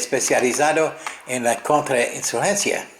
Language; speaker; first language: Spanish; non-native, fluent; English